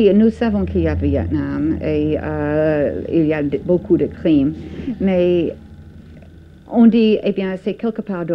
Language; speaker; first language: French; non-native, fluent; English